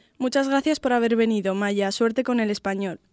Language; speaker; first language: Spanish; native; Spanish